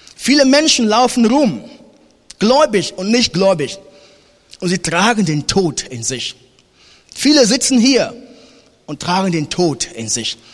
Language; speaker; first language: German; non-native, fluent; French